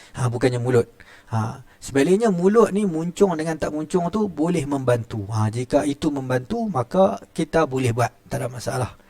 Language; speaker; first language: Malay; native; Malay